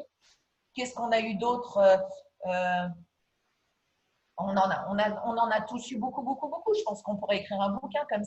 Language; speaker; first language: French; native; French